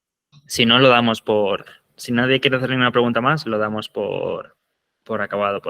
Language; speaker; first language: Spanish; native; Spanish